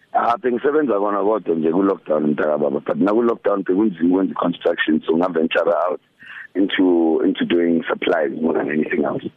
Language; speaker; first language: Zulu; native; Zulu